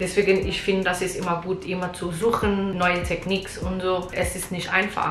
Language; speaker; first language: German; non-native, learner; Portuguese